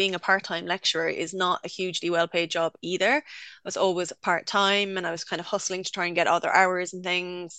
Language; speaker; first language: English; native; English